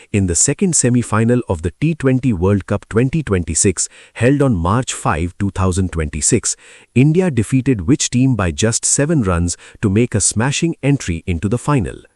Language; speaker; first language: English; non-native, local second language; Hindi